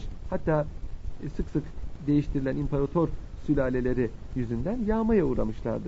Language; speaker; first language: Turkish; native; Turkish